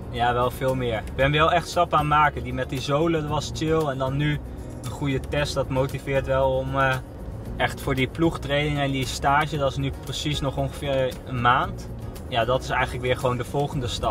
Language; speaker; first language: Dutch; native; Dutch